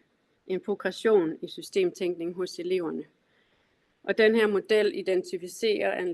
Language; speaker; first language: Danish; native; Danish